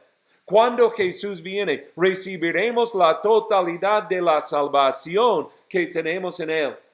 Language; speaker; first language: Spanish; non-native, fluent; English